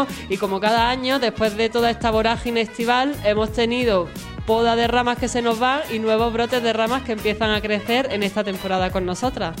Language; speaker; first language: Spanish; native; Spanish